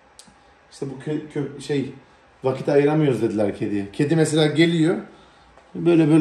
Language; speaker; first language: Turkish; native; Turkish